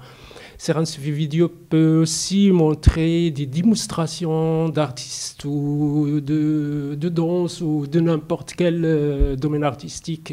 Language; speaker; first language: French; non-native, learner; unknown